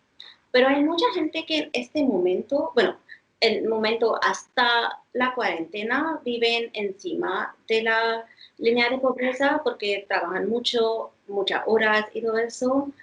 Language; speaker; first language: Spanish; non-native, fluent; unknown